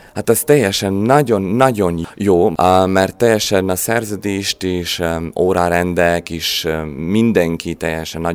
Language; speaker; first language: Hungarian; non-native, learner; Croatian